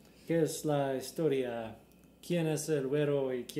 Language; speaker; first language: Spanish; non-native, learner; English